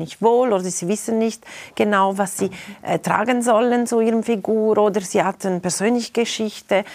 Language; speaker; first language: German; non-native, local second language; Italian